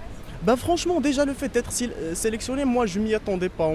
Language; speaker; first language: French; non-native, local second language; Arabic